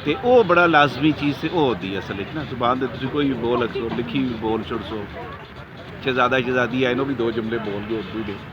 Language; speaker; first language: Urdu; non-native, local second language; Punjabi